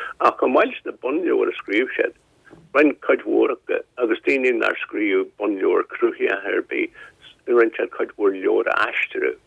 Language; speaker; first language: Irish; non-native, local second language; English